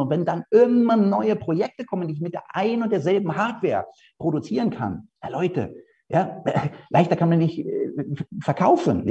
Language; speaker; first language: German; native; German